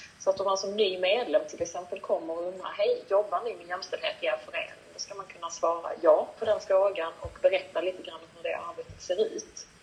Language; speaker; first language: Swedish; native; Swedish